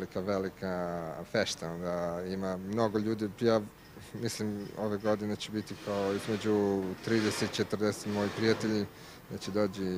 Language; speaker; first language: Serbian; non-native, learner; Italian